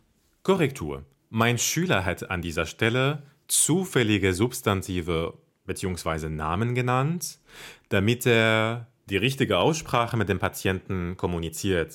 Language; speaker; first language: German; non-native, fluent; Arabic